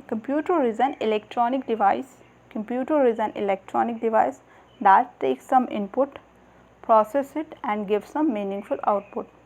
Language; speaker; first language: Hindi; native; Hindi